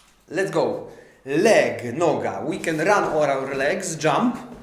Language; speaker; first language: English; non-native, fluent; Polish